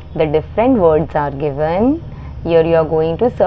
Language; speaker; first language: English; non-native, local second language; Marathi